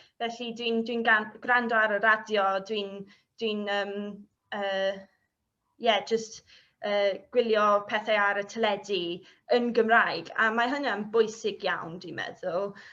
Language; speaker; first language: Welsh; non-native, learner; English